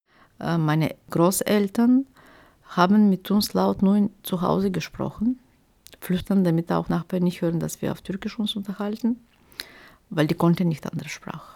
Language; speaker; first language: German; non-native, fluent; Turkish